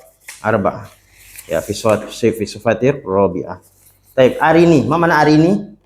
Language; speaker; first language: Arabic; non-native, fluent; Indonesian